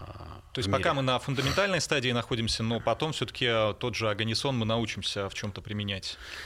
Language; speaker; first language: Russian; native; Russian